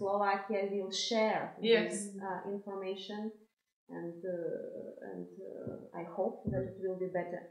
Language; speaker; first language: English; non-native, fluent; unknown